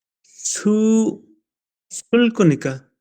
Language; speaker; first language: Korean; non-native, learner; Bangla